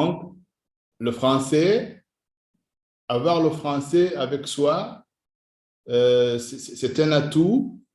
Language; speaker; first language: French; non-native, local second language; Kinyarwanda